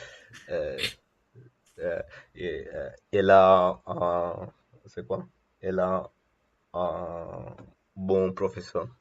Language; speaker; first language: French; non-native, learner; Telugu